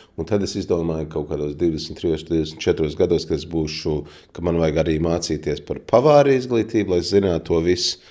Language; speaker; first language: Latvian; early bilingual, heritage; Latvian